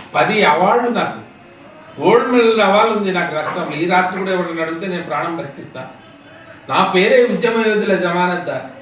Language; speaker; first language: Telugu; non-native, local second language; Lambadi